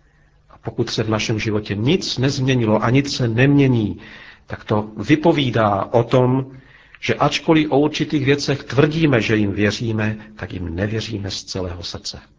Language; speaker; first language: Czech; native; Czech